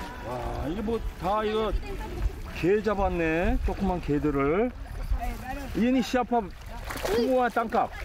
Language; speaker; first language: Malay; non-native, learner; Korean